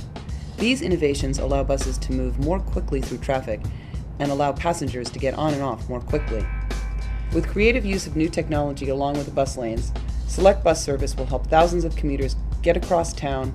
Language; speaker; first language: English; native; English